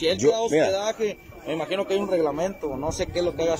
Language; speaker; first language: Spanish; native; Spanish